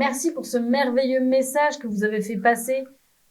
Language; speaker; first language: French; native; French